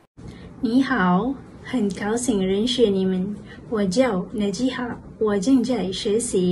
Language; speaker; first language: Chinese; non-native, learner; Malay